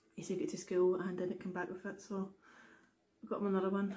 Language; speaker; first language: English; native; English